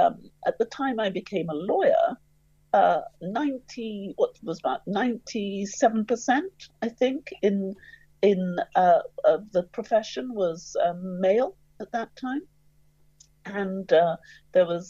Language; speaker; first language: English; native; English